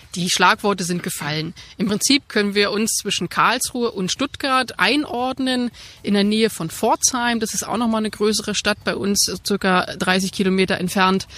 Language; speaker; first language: German; native; German